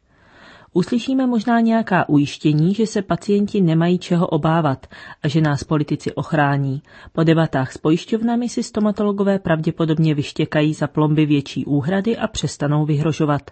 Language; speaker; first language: Czech; native; Czech